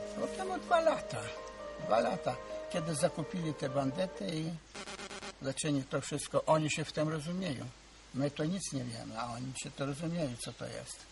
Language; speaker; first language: Polish; early bilingual, heritage; Polish